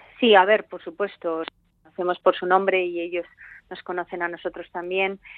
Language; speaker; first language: Spanish; native; Spanish